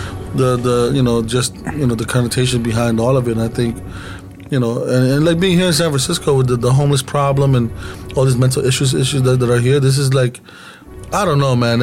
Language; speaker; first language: English; native; English